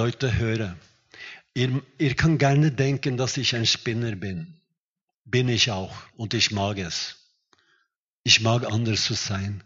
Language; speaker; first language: German; non-native, fluent; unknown